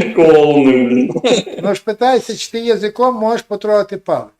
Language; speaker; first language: Russian; non-native, local second language; Ukrainian